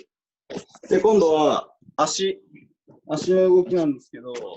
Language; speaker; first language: Japanese; native; Japanese